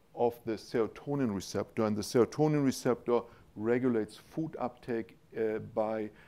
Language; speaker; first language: English; non-native, fluent; German